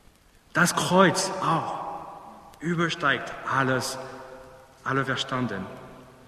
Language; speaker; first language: German; non-native, fluent; English